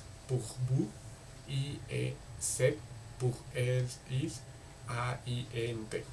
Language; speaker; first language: French; non-native, learner; Spanish